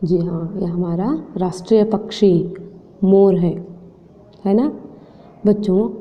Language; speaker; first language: Hindi; non-native, local second language; Kannada